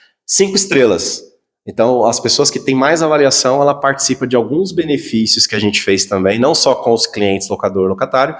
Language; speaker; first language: Portuguese; native; Portuguese